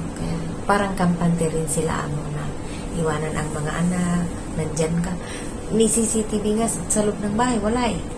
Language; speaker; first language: Filipino; non-native, local second language; Iloko